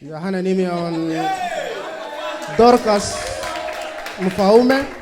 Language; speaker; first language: Finnish; early bilingual, other home language; Swahili